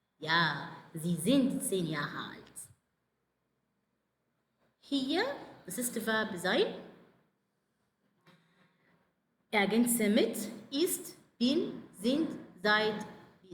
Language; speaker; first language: German; non-native, fluent; Arabic